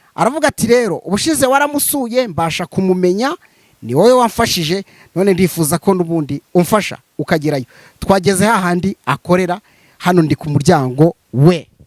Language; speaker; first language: Kinyarwanda; native; Kinyarwanda